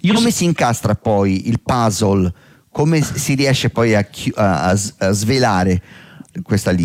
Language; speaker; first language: Italian; native; Italian